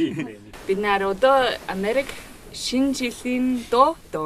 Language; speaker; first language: Mongolian; non-native, learner; English